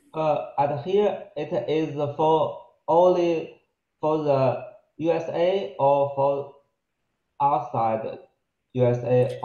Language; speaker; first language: English; non-native, fluent; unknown